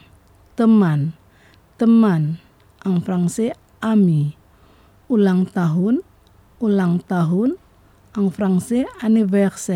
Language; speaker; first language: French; non-native, fluent; Indonesian